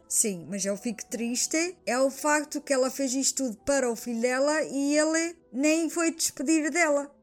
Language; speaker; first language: Portuguese; early bilingual, heritage; Portuguese